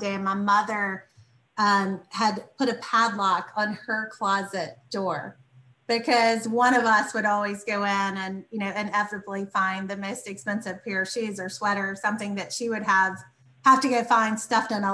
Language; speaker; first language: English; native; English